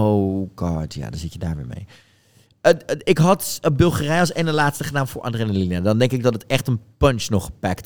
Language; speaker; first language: Dutch; native; Dutch